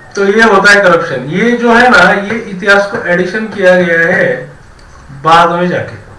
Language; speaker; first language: Hindi; non-native, local second language; Marathi